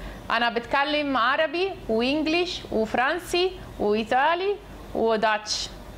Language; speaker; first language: Arabic; non-native, learner; Italian